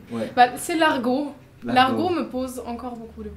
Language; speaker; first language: French; non-native, fluent; German